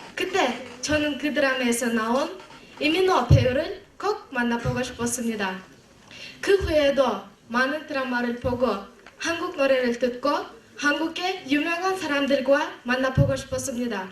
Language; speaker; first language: Korean; non-native, learner; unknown